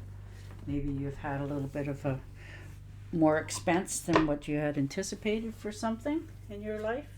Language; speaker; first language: English; native; English